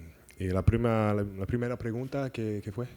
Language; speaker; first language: Spanish; non-native, learner; English